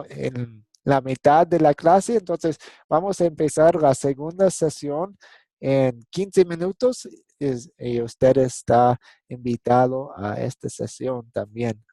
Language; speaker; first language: Spanish; non-native, fluent; English